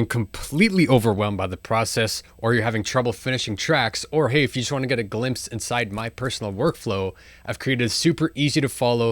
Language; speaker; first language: English; native; English